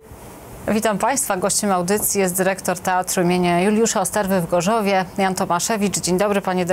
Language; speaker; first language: Polish; native; Polish